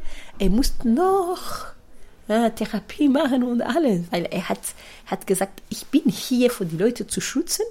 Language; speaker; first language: German; non-native, fluent; Kinyarwanda